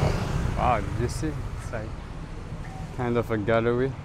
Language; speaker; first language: English; non-native, fluent; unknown